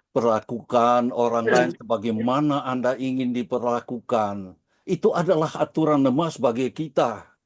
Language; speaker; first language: Indonesian; early bilingual, heritage; Dutch